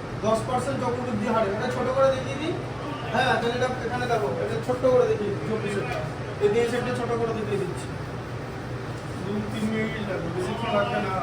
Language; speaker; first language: Bangla; native; Bangla